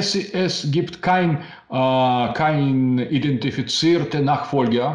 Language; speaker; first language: German; non-native, learner; Russian